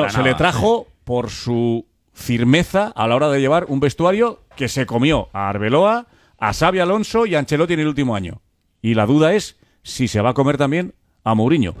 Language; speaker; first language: Spanish; native; Spanish